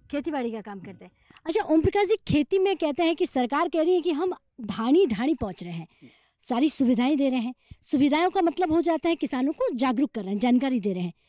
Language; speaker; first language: Hindi; native; Hindi